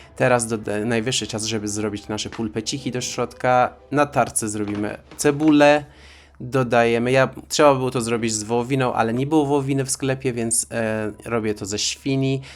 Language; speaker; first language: Polish; non-native, fluent; Persian